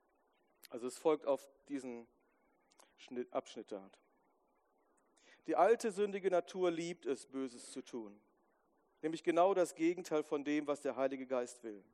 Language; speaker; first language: German; native; German